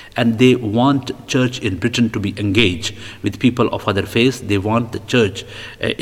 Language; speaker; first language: English; non-native, local second language; Punjabi